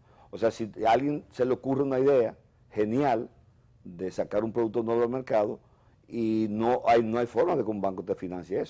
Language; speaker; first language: Spanish; native; Spanish